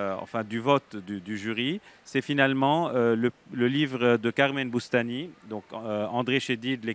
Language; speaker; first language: French; native; French